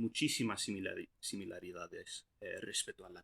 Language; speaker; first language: Spanish; non-native, fluent; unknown